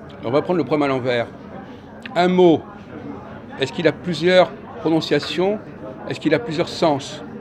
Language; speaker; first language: French; native; French